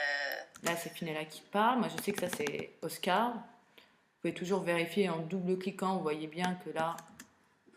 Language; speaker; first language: French; native; French